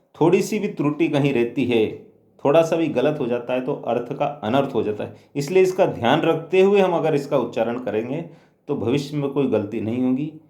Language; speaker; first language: Hindi; native; Hindi